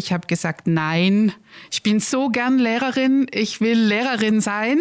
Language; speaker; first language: German; native; German